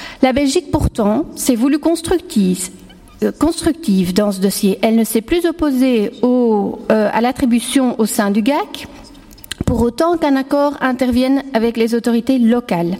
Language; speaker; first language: French; native; French